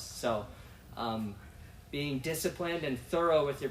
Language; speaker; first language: English; native; English